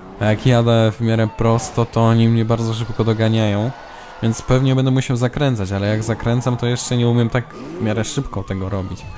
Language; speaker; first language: Polish; native; Polish